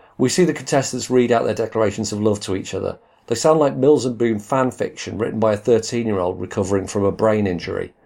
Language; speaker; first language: English; native; English